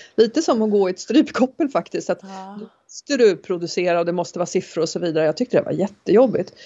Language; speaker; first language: Swedish; native; Swedish